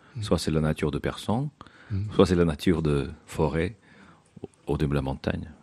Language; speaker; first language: French; non-native, fluent; Russian